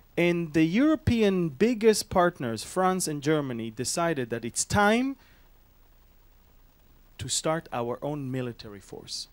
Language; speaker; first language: English; non-native, fluent; Hebrew